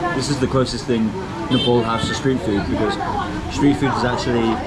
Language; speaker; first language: English; native; English